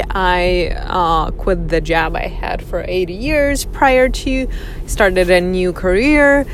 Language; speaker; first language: English; non-native, fluent; Russian